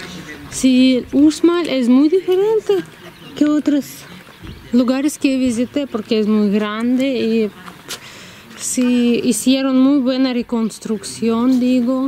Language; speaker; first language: Spanish; non-native, learner; Russian